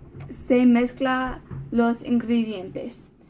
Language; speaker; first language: Spanish; non-native, learner; English